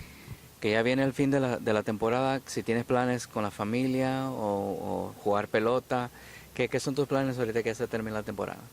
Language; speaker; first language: Spanish; non-native, fluent; English